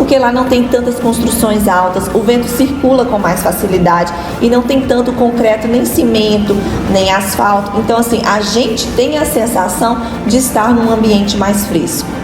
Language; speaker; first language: Portuguese; native; Portuguese